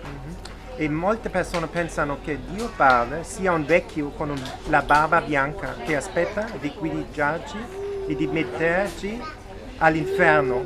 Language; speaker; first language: Italian; non-native, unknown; German